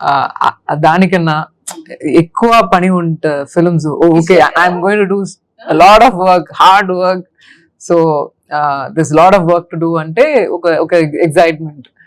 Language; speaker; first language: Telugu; non-native, learner; Tamil